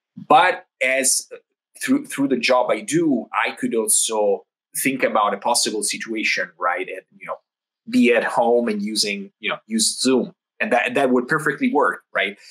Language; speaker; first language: English; non-native, fluent; Italian